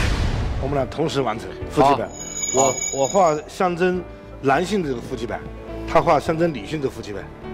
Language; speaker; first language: Chinese; native; Chinese